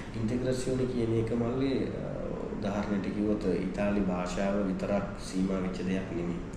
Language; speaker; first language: Sinhala; non-native, local second language; Tamil